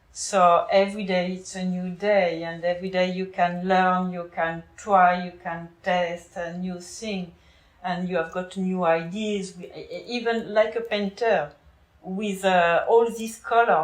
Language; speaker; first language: English; non-native, learner; French